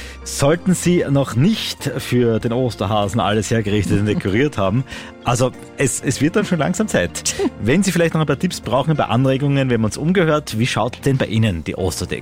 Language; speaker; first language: German; native; German